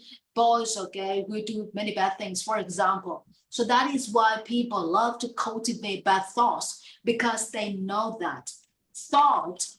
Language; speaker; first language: English; non-native, fluent; Vietnamese